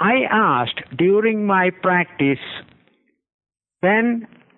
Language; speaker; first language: English; non-native, local second language; Malayalam